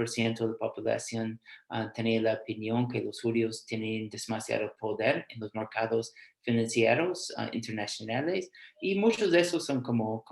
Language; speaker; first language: Spanish; non-native, fluent; English